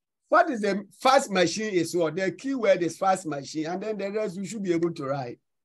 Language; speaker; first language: English; non-native, local second language; Akan